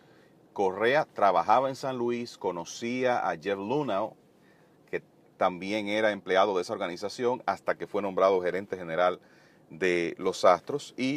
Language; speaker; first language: Spanish; native; Spanish